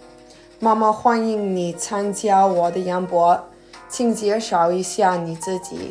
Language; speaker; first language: Chinese; early bilingual, heritage; Chinese